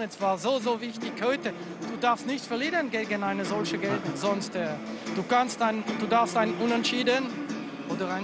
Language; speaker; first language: German; non-native, local second language; French